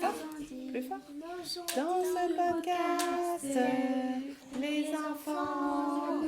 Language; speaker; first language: French; native; French